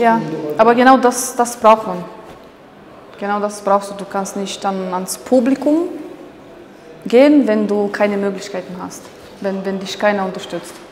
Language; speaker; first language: German; non-native, fluent; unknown